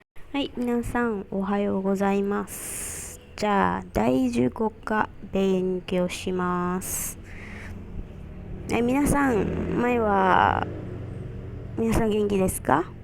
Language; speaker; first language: Japanese; non-native, fluent; Indonesian